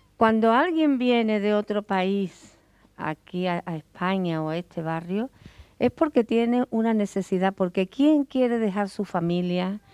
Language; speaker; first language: Spanish; native; Spanish